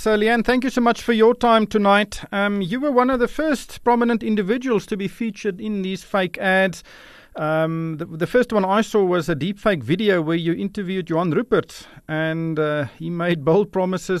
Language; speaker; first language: English; non-native, local second language; Afrikaans